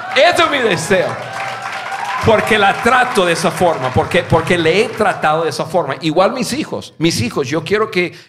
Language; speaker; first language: Spanish; non-native, fluent; English